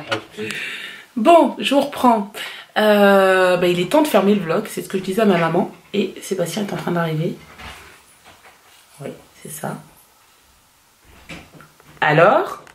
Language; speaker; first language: French; native; French